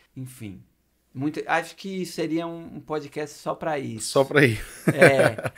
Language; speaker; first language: Portuguese; native; Portuguese